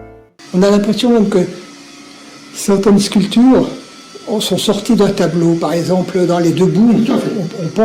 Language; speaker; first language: French; native; French